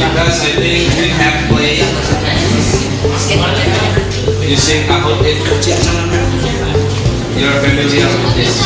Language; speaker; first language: English; non-native, fluent; Indonesian